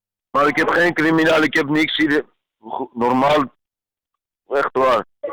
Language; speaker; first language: Dutch; non-native, learner; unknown